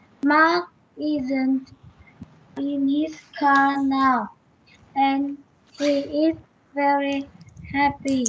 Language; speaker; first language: English; non-native, learner; Vietnamese